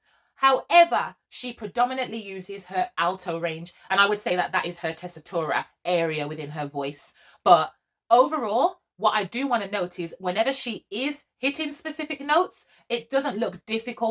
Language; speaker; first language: English; native; English